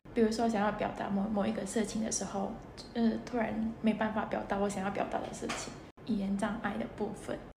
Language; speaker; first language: Chinese; non-native, fluent; Indonesian